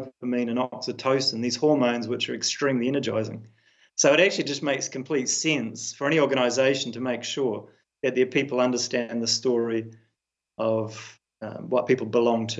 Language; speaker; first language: English; native; English